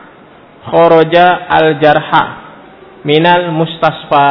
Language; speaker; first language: Arabic; non-native, fluent; Indonesian